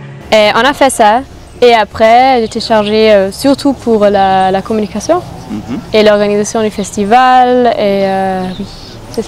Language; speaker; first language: French; non-native, fluent; German